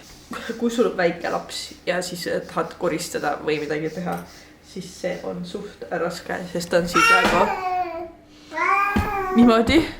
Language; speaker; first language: Estonian; native; Estonian